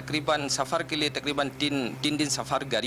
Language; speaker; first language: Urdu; non-native, learner; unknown